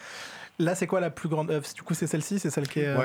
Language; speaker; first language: French; native; French